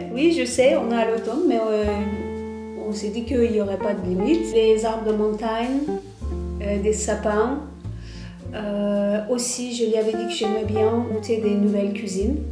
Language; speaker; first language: French; non-native, fluent; Turkish